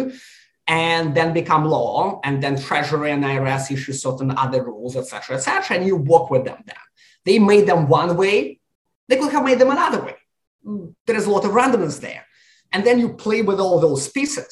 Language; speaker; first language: English; non-native, fluent; Russian